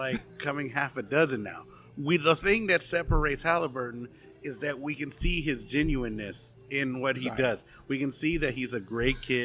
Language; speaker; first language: English; native; English